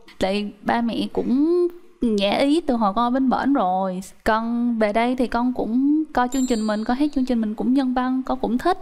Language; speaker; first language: Vietnamese; native; Vietnamese